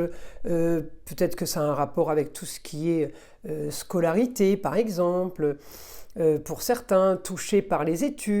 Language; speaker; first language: French; native; French